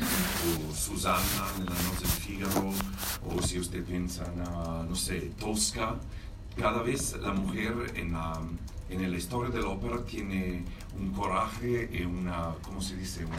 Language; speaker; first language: Spanish; non-native, fluent; Italian